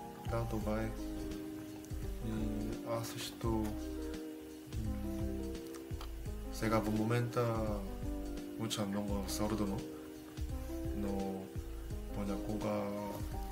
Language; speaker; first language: Bulgarian; non-native, learner; Korean